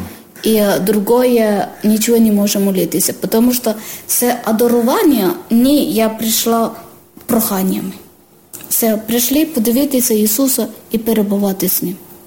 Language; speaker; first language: Ukrainian; non-native, learner; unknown